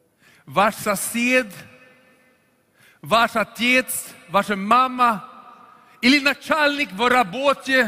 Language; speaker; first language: Russian; non-native, fluent; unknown